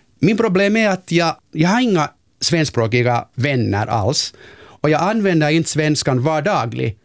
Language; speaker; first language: Swedish; non-native, local second language; Finnish